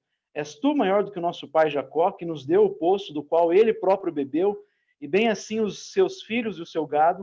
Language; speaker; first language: Portuguese; native; Portuguese